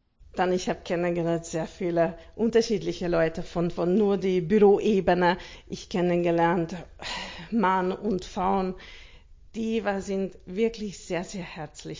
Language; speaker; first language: German; non-native, learner; Hungarian